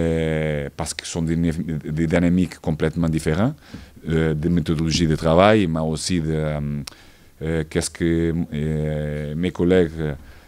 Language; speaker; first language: French; non-native, fluent; Portuguese